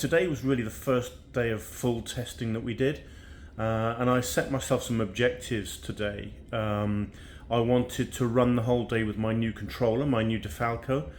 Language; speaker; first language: English; native; English